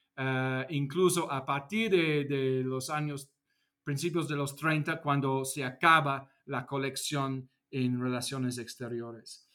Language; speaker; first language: Spanish; non-native, fluent; English